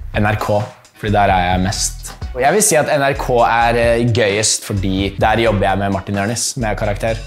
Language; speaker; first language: Norwegian; early bilingual, other home language; English